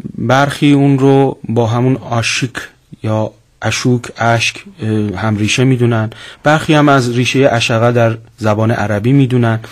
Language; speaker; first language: Persian; non-native, local second language; Azerbaijani